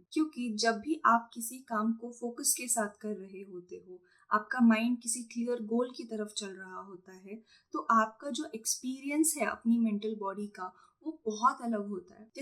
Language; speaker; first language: Hindi; non-native, local second language; Marathi